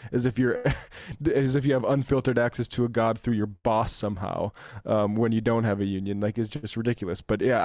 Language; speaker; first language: English; native; English